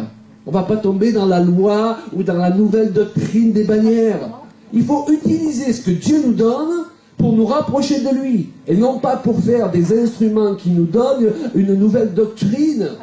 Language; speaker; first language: French; native; French